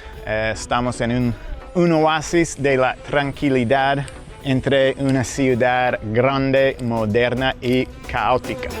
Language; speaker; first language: Spanish; non-native, fluent; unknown